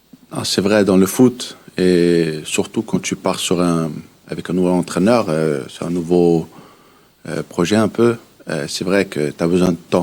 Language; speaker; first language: French; early bilingual, heritage; French